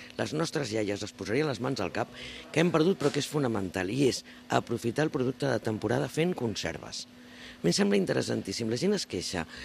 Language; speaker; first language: Catalan; native; Catalan